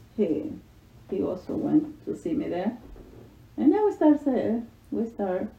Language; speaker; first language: English; non-native, learner; Spanish